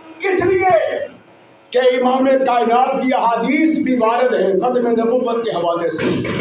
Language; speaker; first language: Urdu; non-native, local second language; Punjabi